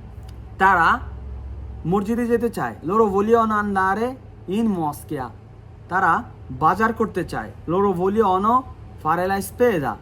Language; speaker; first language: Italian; non-native, fluent; Bangla